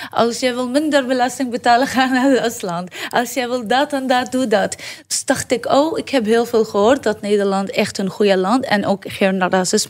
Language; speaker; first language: Dutch; non-native, learner; Arabic